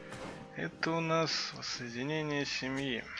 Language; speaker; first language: Russian; native; Russian